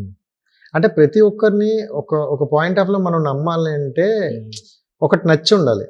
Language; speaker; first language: Telugu; native; Telugu